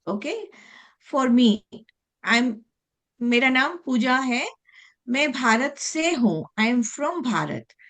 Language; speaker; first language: Hindi; native; Hindi